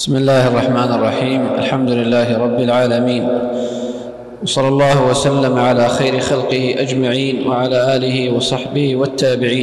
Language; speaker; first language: Arabic; native; Arabic